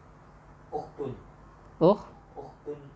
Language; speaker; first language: Arabic; non-native, learner; Indonesian